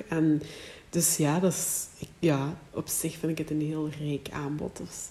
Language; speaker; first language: Dutch; native; Dutch